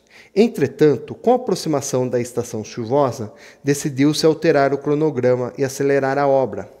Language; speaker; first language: Portuguese; native; Portuguese